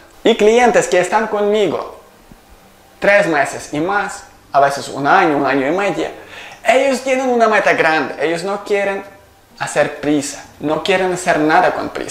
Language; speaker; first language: Spanish; non-native, learner; Ukrainian